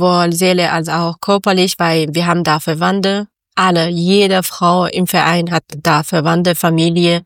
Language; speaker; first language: German; non-native, learner; Persian